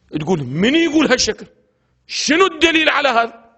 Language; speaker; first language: Arabic; native; Arabic